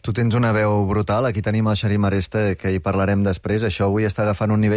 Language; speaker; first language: Catalan; native; Catalan